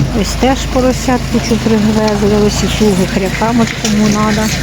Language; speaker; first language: Ukrainian; native; Ukrainian